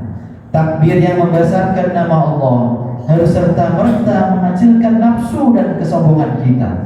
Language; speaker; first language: Indonesian; native; Indonesian